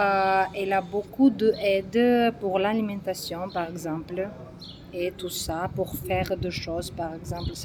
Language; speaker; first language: French; non-native, learner; Georgian